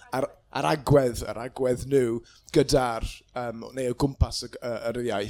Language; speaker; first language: Welsh; non-native, local second language; English